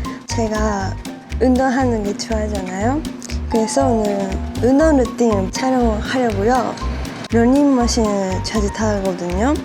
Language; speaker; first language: Korean; non-native, fluent; Japanese